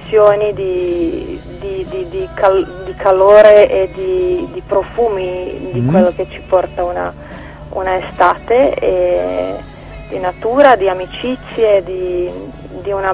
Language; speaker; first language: Italian; non-native, fluent; Croatian